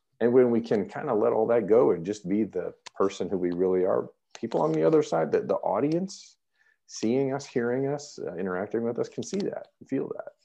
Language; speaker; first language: English; native; English